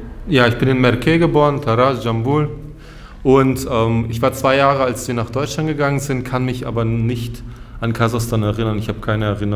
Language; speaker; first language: German; early bilingual, other home language; Russian